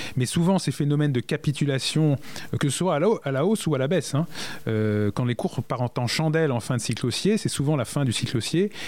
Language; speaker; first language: French; native; French